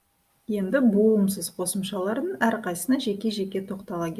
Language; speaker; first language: Kazakh; native; Kazakh